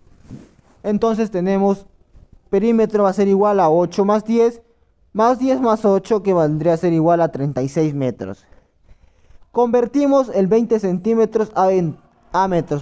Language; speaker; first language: Spanish; native; Spanish